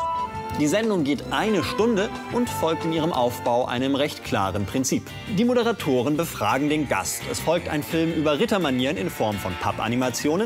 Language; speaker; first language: German; native; German